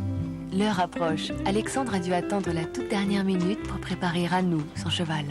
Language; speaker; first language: French; native; French